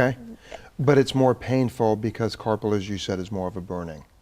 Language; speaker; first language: English; native; English